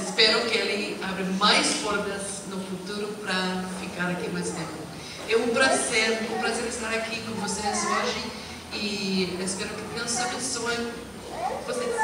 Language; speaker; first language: Portuguese; non-native, learner; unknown